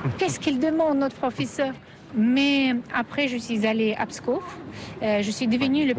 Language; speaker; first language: French; non-native, fluent; Russian